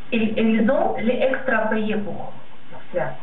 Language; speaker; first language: French; non-native, learner; Russian